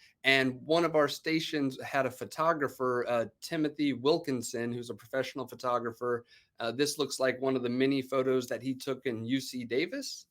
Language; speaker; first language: English; native; English